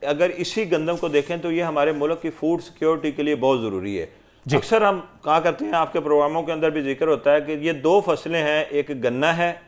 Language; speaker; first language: Urdu; non-native, local second language; Punjabi